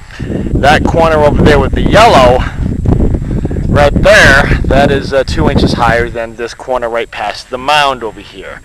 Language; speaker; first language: English; native; English